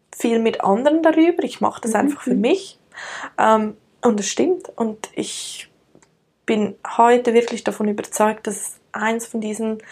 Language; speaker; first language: German; native; German